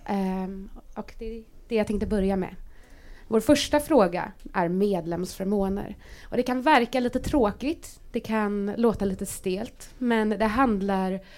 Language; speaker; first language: Swedish; native; Swedish